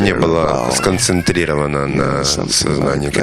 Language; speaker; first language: Russian; native; Russian